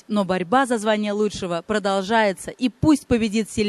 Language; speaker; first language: Russian; native; Russian